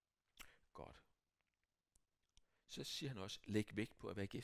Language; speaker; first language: Danish; native; Danish